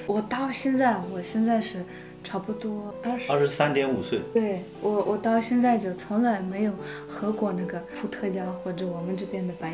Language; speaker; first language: Chinese; non-native, fluent; Russian